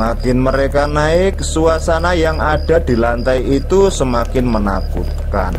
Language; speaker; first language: Indonesian; native; Indonesian